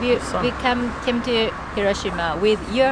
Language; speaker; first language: English; non-native, learner; Japanese